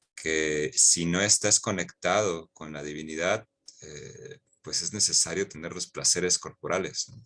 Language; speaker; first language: Spanish; native; Spanish